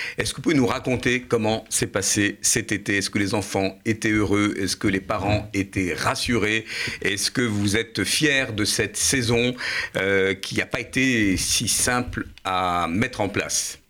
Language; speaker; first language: French; native; French